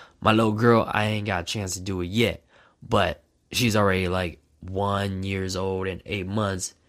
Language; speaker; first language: English; native; English